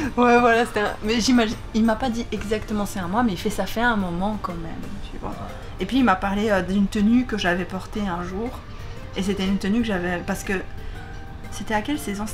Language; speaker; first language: French; native; French